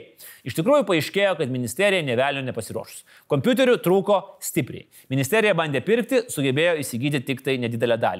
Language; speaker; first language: Lithuanian; native; Lithuanian